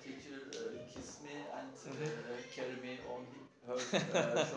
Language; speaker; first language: English; non-native, learner; Turkish